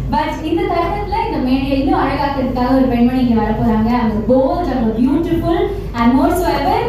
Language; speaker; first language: English; non-native, local second language; Tamil